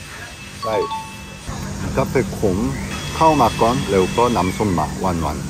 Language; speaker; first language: Thai; non-native, learner; Korean